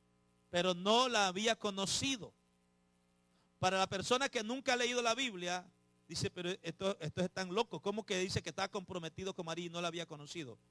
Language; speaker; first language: Spanish; native; Spanish